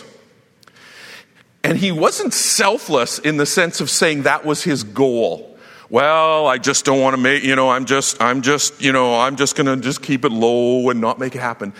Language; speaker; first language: English; native; English